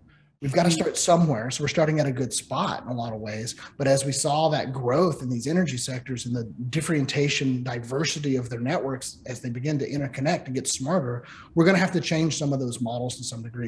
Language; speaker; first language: English; native; English